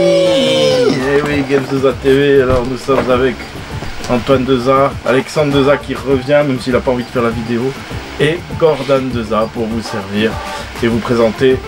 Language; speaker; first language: French; native; French